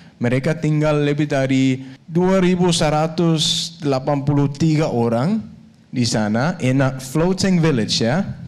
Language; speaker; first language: Indonesian; non-native, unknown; Danish